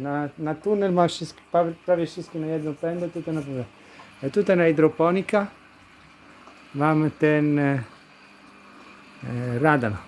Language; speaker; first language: Polish; non-native, learner; Italian